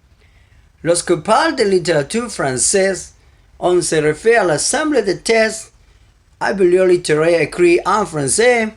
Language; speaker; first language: French; non-native, learner; Spanish